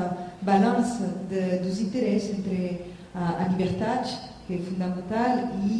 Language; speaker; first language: Portuguese; non-native, fluent; French